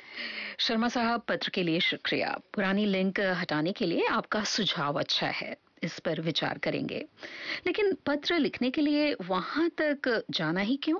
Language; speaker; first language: Hindi; native; Hindi